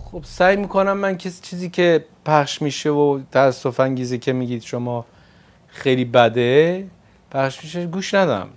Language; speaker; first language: Persian; non-native, local second language; Kurdish